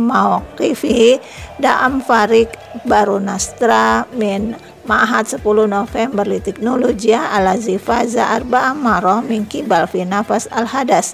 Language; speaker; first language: Arabic; non-native, fluent; Indonesian